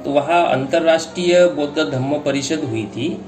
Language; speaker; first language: Hindi; non-native, local second language; Marathi